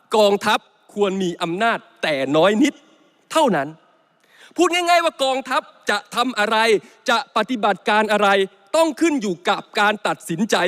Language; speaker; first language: Thai; native; Thai